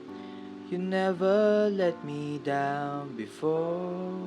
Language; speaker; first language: English; non-native, local second language; Filipino